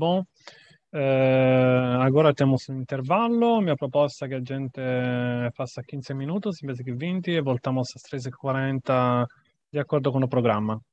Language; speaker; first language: Portuguese; non-native, fluent; Italian